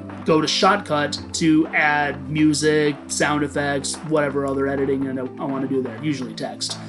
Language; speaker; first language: English; native; English